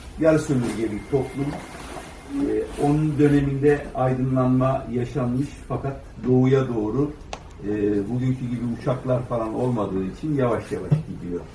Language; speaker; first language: Turkish; native; Turkish